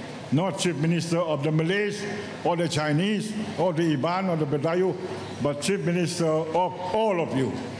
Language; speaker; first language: English; non-native, local second language; Malay